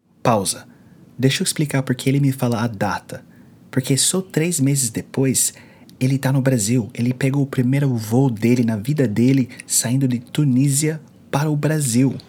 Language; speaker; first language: Portuguese; non-native, fluent; English